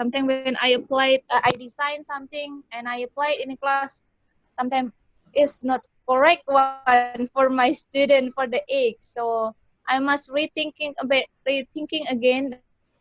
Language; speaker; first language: English; non-native, learner; Indonesian